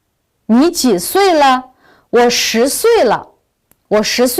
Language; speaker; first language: Chinese; non-native, local second language; Uyghur